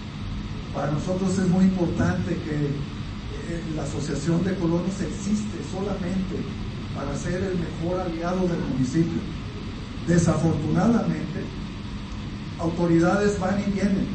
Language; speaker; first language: Spanish; native; Spanish